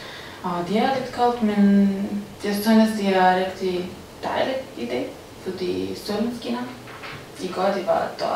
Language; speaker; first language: Danish; non-native, learner; Serbian